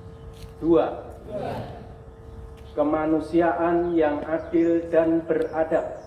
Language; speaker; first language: Indonesian; native; Indonesian